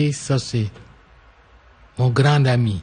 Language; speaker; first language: French; non-native, local second language; English